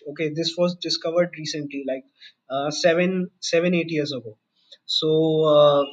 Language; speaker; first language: English; non-native, local second language; Hindi